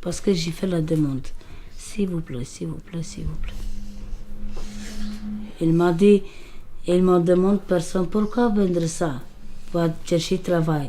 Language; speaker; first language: French; non-native, learner; Romanian